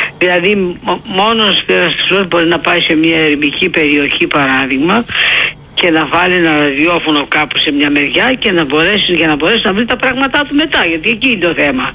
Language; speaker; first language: Greek; native; Greek